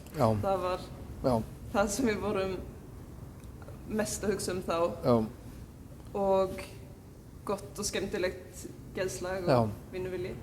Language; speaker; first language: Icelandic; non-native, fluent; Swedish